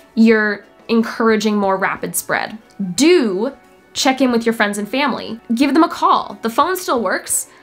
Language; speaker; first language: English; native; English